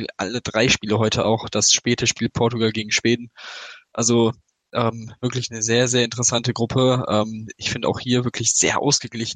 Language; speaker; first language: German; native; German